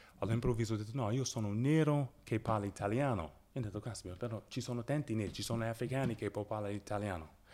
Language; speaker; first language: Italian; non-native, learner; English